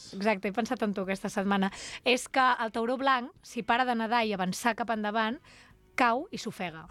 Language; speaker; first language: Catalan; native; Catalan